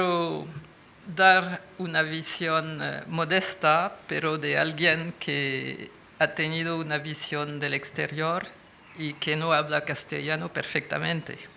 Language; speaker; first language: Spanish; non-native, fluent; French